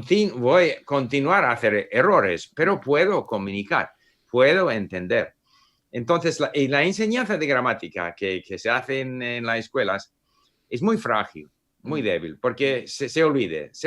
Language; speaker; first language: Spanish; non-native, fluent; English